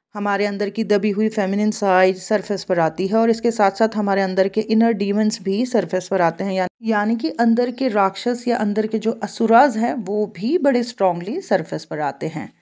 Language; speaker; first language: Hindi; native; Hindi